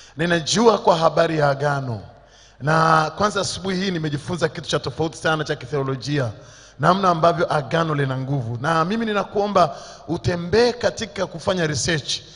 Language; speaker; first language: Swahili; native; Swahili